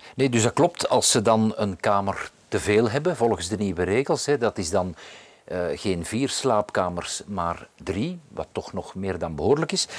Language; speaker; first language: Dutch; native; Dutch